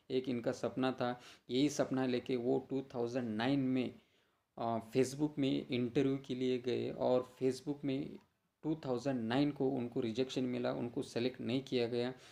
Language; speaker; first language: Hindi; non-native, local second language; Marathi